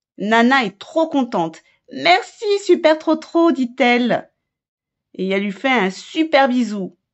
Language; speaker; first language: French; native; French